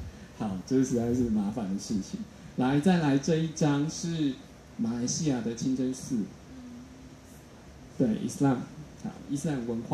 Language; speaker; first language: Chinese; native; Chinese